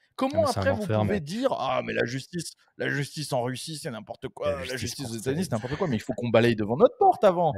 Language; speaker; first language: French; native; French